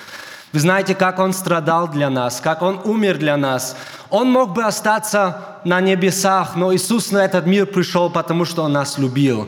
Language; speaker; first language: Russian; early bilingual, heritage; German